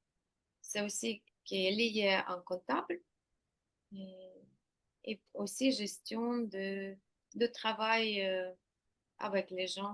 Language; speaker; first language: French; non-native, learner; Ukrainian